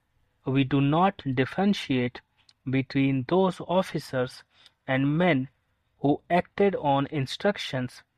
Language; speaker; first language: English; non-native, local second language; Hindi